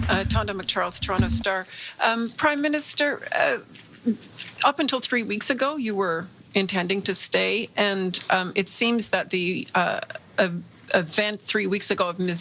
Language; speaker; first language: English; native; English